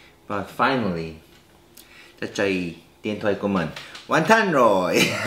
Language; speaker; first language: Vietnamese; non-native, learner; Korean